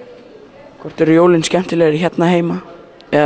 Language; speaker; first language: Icelandic; native; Icelandic